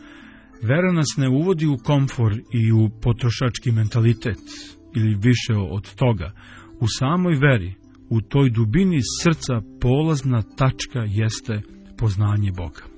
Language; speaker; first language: Serbian; native; Serbian